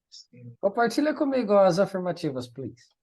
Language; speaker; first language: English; non-native, fluent; Portuguese